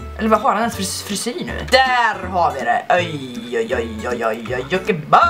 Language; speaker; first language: Swedish; native; Swedish